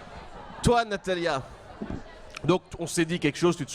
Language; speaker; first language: French; native; French